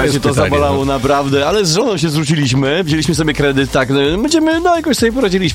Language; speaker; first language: Polish; native; Polish